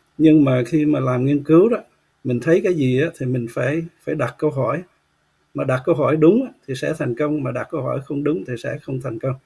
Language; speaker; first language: Vietnamese; native; Vietnamese